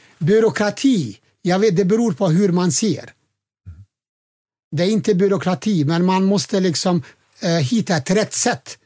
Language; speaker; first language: Swedish; non-native, fluent; Albanian